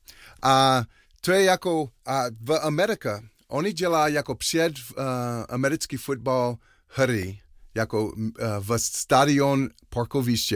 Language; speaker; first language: Czech; non-native, learner; English